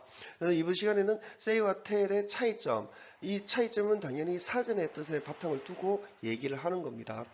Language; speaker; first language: Korean; native; Korean